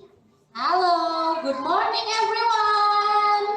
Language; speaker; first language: English; non-native, fluent; Indonesian